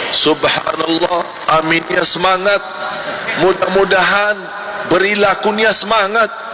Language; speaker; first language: Malay; non-native, fluent; Arabic